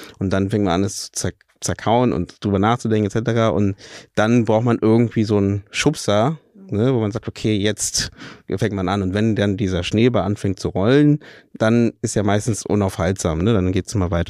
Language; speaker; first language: German; native; German